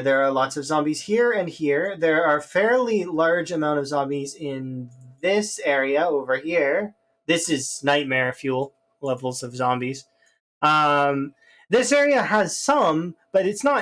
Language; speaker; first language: English; native; English